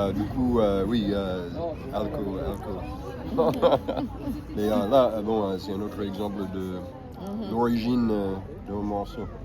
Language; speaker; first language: French; non-native, fluent; English